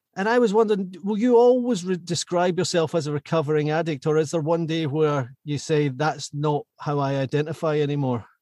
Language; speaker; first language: English; native; English